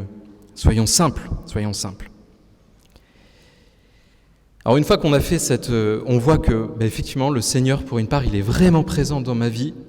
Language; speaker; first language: French; native; French